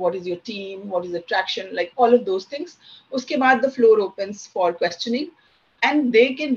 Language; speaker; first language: English; non-native, local second language; Hindi